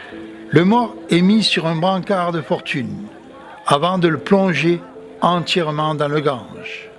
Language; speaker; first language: French; native; French